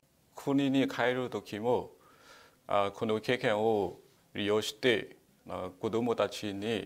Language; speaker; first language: Japanese; non-native, learner; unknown